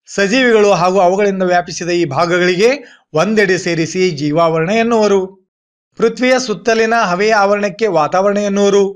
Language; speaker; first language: Kannada; native; Kannada